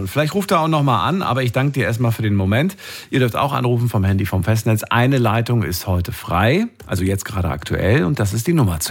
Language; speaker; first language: German; native; German